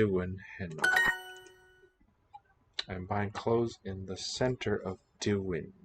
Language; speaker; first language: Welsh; non-native, learner; English